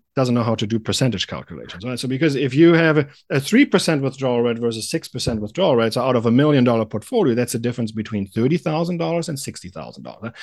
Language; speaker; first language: English; non-native, fluent; German